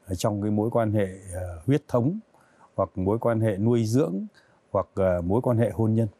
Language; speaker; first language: Vietnamese; native; Vietnamese